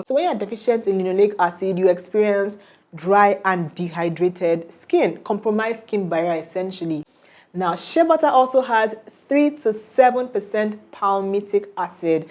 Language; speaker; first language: English; non-native, local second language; Igbo